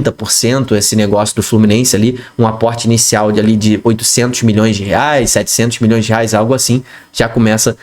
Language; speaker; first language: Portuguese; native; Portuguese